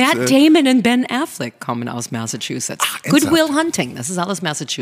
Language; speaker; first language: German; non-native, fluent; English